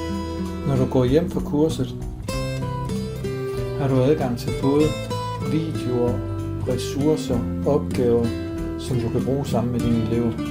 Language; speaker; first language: Danish; native; Danish